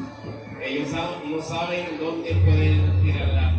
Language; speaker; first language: Spanish; non-native, fluent; Haitian Creole